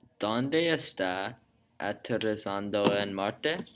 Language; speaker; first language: Spanish; non-native, learner; English